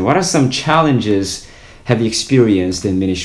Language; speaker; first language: English; non-native, fluent; Korean